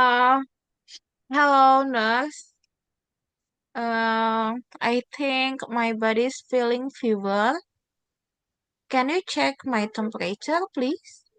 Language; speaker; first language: English; non-native, fluent; Indonesian